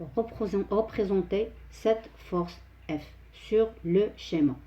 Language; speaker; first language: French; non-native, local second language; Arabic